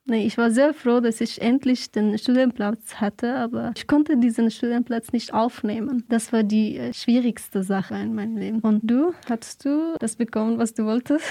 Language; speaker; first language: German; non-native, fluent; Persian